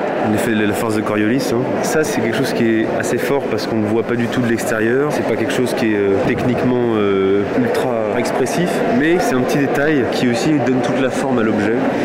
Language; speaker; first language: French; native; French